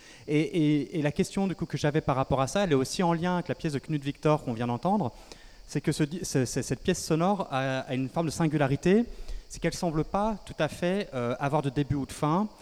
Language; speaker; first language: French; native; French